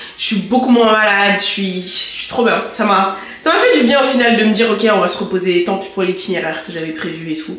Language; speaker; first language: French; early bilingual, other home language; Bambara